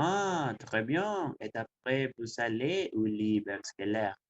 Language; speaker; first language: French; non-native, learner; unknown